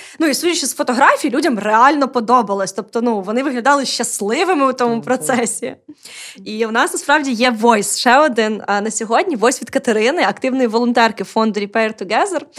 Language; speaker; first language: Ukrainian; native; Ukrainian